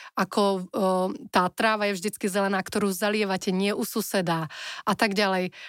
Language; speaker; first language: Slovak; native; Slovak